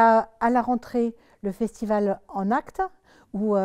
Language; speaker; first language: French; native; French